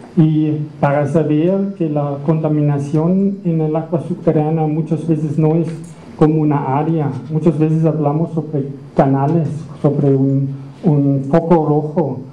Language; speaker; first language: Spanish; non-native, fluent; German